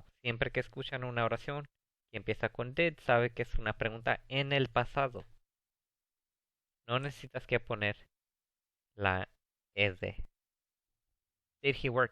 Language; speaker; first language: Spanish; early bilingual, heritage; English